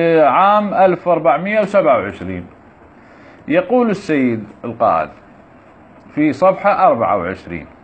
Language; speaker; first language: Arabic; native; Arabic